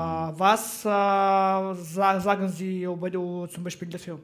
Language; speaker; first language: German; non-native, learner; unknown